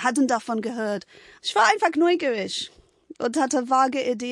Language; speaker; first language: German; non-native, fluent; English